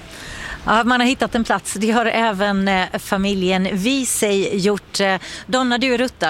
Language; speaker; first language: Swedish; native; Swedish